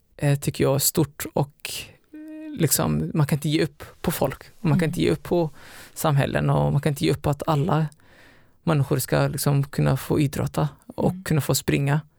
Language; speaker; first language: Swedish; early bilingual, other home language; Somali